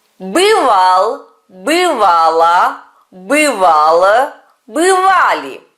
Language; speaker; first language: Russian; non-native, fluent; Turkish